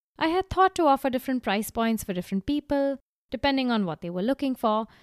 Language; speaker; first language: English; non-native, local second language; Gujarati